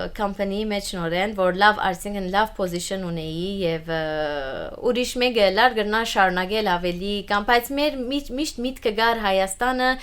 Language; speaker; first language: Armenian; early bilingual, heritage; Armenian